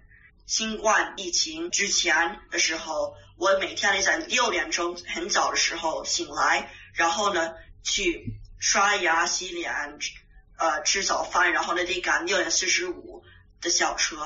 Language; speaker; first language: Chinese; early bilingual, heritage; Chinese